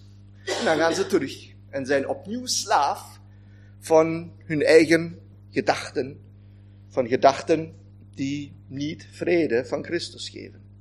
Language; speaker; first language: Dutch; non-native, fluent; German